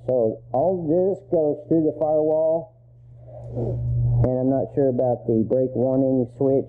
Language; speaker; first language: English; native; English